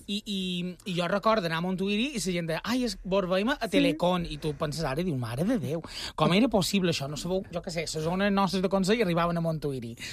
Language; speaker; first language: Catalan; native; Catalan